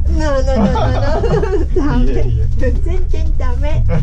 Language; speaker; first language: Japanese; non-native, learner; Chinese